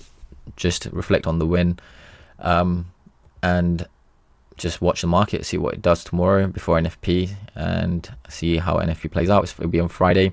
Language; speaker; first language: English; native; English